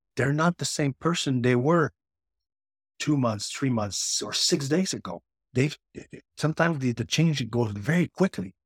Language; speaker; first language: English; native; English